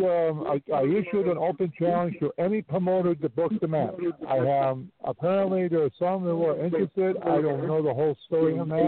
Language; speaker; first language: English; native; English